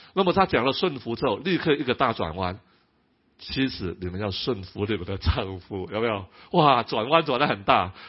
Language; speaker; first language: Chinese; non-native, local second language; Cantonese